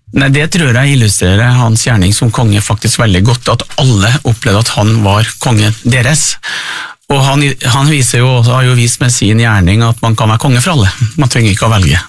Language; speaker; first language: Norwegian; native; Norwegian